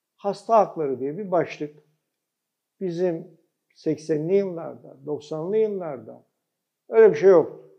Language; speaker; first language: Turkish; early bilingual, heritage; Turkish